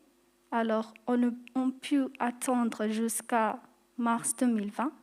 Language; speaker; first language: French; non-native, fluent; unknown